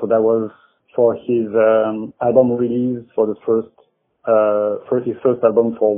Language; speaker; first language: English; non-native, fluent; French